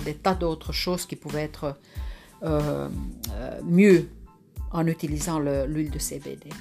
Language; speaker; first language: French; non-native, fluent; Finnish